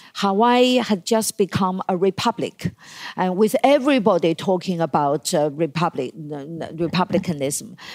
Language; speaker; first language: English; non-native, fluent; Chinese